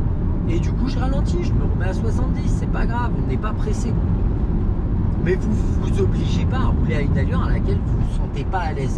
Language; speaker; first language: French; native; French